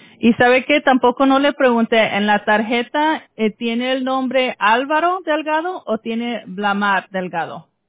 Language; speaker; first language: Spanish; early bilingual, heritage; Spanish